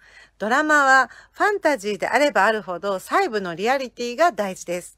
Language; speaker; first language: Japanese; native; Japanese